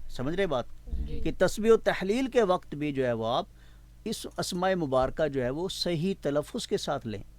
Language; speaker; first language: Urdu; non-native, local second language; Punjabi